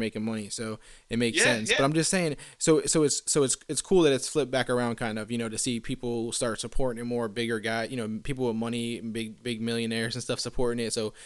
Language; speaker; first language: English; native; English